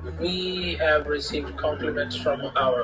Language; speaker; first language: English; non-native, learner; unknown